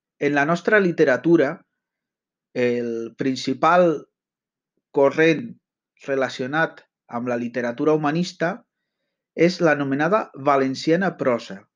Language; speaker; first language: Catalan; native; Catalan